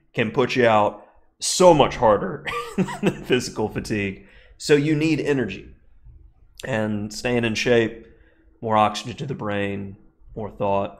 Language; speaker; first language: English; native; English